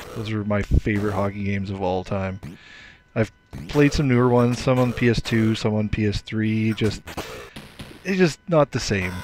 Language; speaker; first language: English; native; English